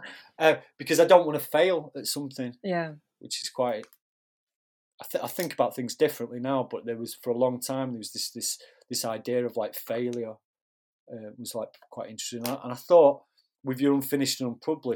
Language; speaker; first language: English; native; English